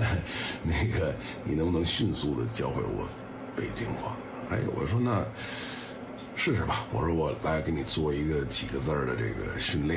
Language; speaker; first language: Chinese; native; Chinese